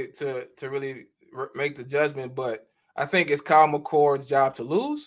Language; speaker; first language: English; native; English